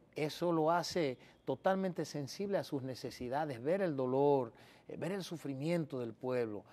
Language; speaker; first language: Spanish; early bilingual, heritage; Spanish